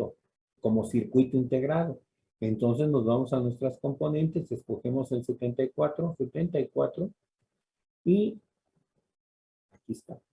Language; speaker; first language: Spanish; native; Spanish